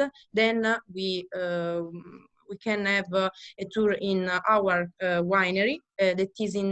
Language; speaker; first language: English; non-native, learner; Italian